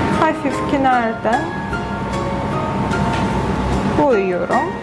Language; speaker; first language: Turkish; non-native, fluent; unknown